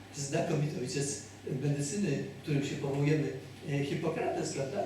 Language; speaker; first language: Polish; native; Polish